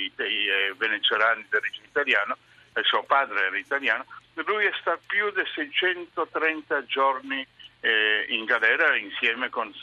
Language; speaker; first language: Italian; non-native, learner; Spanish